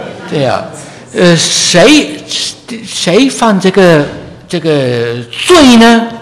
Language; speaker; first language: Chinese; non-native, fluent; English